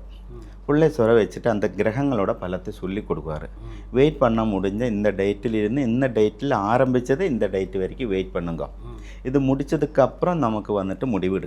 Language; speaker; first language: Tamil; non-native, local second language; Malayalam